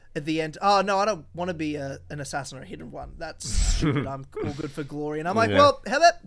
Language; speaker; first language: English; native; English